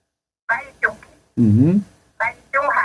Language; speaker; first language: Arabic; non-native, learner; Swahili